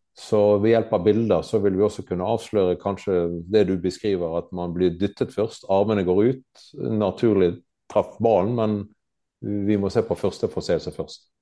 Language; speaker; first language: Norwegian; native; Norwegian